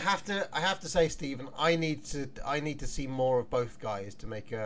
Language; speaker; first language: English; native; English